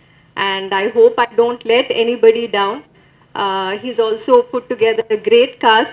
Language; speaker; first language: Telugu; non-native, learner; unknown